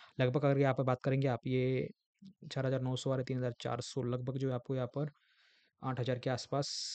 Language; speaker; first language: Hindi; non-native, local second language; Marathi